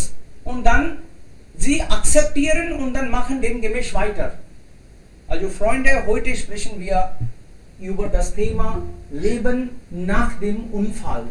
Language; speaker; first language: German; non-native, fluent; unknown